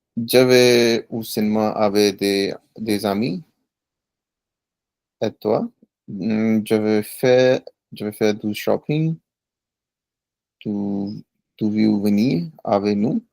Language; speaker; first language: French; non-native, learner; Punjabi